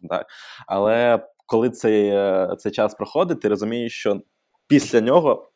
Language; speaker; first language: Ukrainian; non-native, local second language; Russian